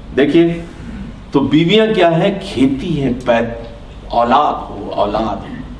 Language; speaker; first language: Urdu; native; Urdu